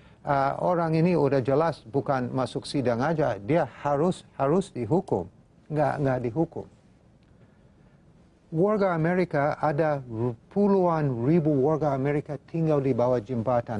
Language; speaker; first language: Indonesian; non-native, fluent; English